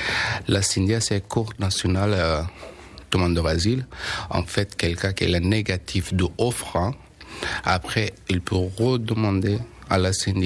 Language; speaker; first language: French; non-native, learner; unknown